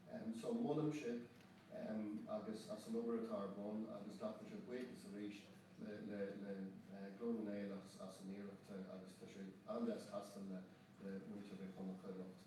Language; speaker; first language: Irish; non-native, local second language; English